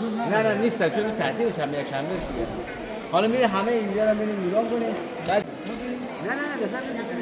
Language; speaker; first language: Persian; native; Persian